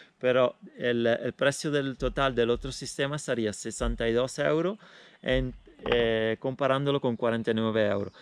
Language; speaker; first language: Spanish; non-native, fluent; Italian